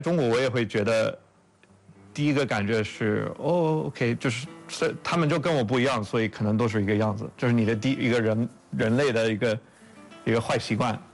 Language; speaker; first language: Chinese; non-native, fluent; English